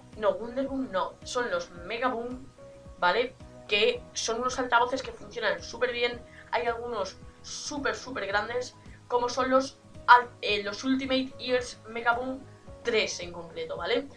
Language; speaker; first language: Spanish; native; Spanish